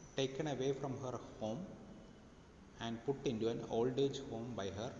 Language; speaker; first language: English; non-native, local second language; Malayalam